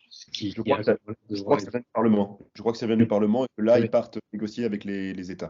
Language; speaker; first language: French; native; French